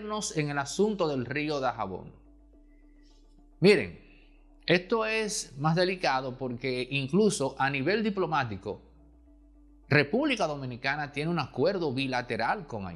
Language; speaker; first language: Spanish; native; Spanish